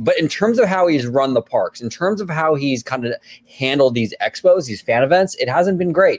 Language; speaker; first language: English; native; English